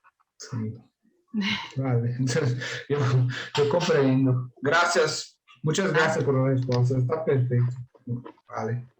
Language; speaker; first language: Spanish; non-native, learner; Portuguese